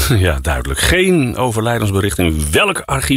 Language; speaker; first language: Dutch; native; Dutch